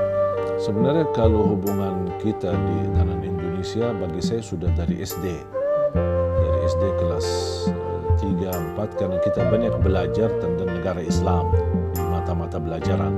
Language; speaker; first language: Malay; non-native, fluent; Arabic